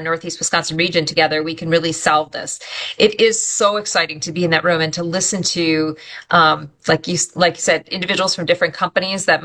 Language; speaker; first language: English; native; English